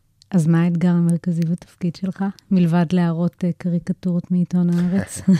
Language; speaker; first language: Hebrew; native; Hebrew